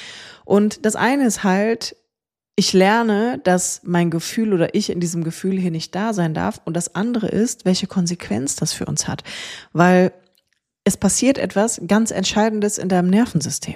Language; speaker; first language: German; native; German